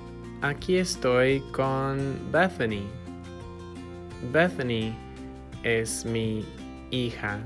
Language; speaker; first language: Spanish; non-native, fluent; English